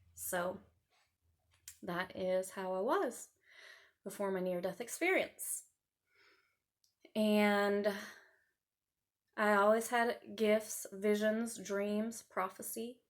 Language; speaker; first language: English; native; English